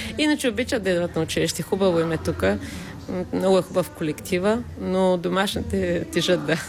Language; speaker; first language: Bulgarian; native; Bulgarian